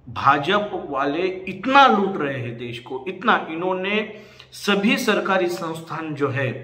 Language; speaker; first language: Hindi; non-native, local second language; Marathi